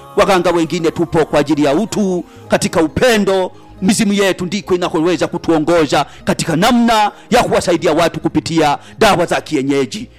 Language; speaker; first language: Swahili; non-native, local second language; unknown